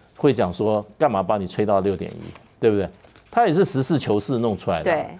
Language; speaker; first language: Chinese; native; Chinese